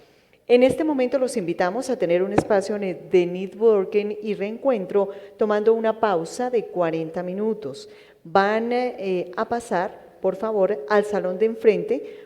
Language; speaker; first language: Spanish; native; Spanish